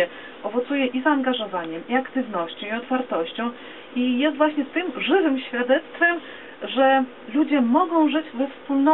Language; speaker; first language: Polish; native; Polish